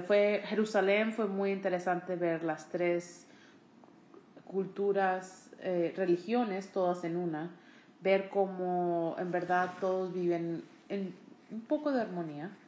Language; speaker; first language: Spanish; early bilingual, heritage; Spanish